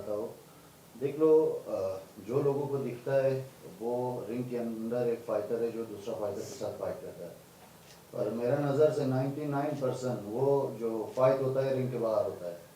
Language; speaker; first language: Hindi; non-native, fluent; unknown